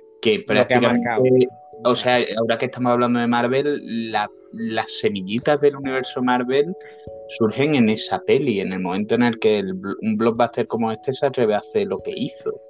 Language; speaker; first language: Spanish; native; Spanish